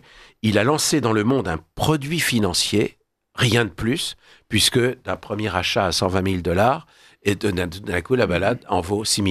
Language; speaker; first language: French; native; French